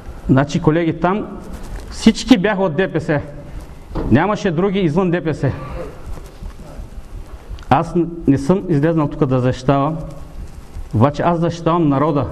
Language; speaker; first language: Bulgarian; non-native, local second language; Turkish